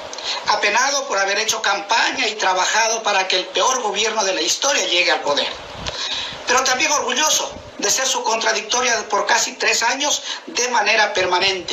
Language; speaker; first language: Spanish; native; Spanish